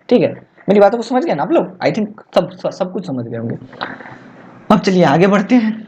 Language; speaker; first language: Hindi; native; Hindi